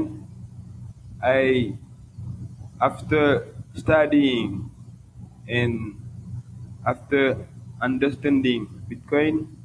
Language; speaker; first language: English; non-native, local second language; Haitian Creole